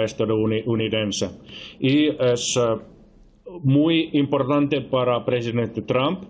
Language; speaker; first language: Spanish; non-native, fluent; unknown